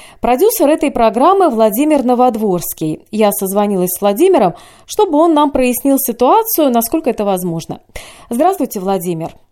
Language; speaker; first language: Russian; native; Russian